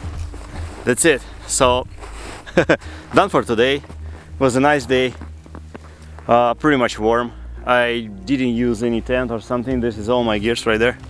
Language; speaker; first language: English; non-native, learner; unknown